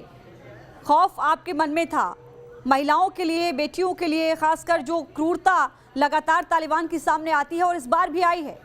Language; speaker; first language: Hindi; native; Hindi